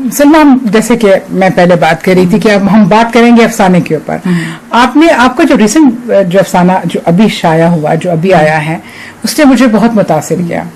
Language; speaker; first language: Urdu; native; Urdu